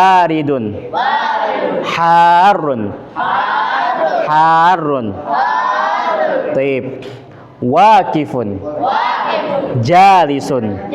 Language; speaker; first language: Arabic; non-native, fluent; Indonesian